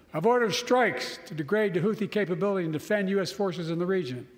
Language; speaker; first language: English; native; English